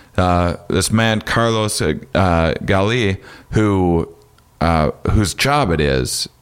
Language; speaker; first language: English; native; English